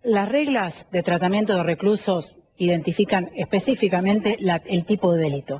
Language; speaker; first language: Spanish; native; Spanish